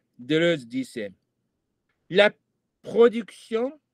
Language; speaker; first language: Spanish; non-native, fluent; Japanese